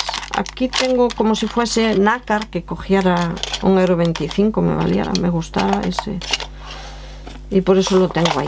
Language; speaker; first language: Spanish; native; Spanish